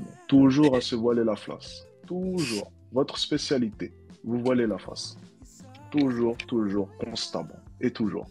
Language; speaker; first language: French; native; French